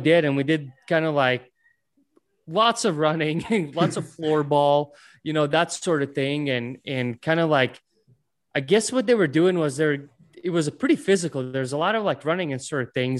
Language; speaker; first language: English; non-native, fluent; Latvian